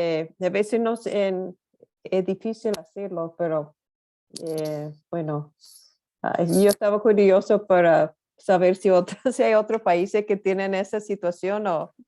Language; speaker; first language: Spanish; non-native, fluent; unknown